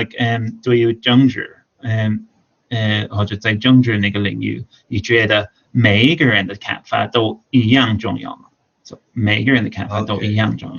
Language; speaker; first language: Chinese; non-native, fluent; English